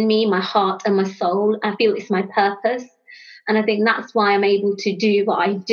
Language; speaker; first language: English; native; English